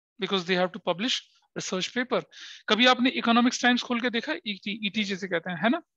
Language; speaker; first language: Hindi; native; Hindi